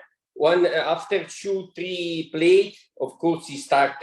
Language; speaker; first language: English; non-native, learner; Italian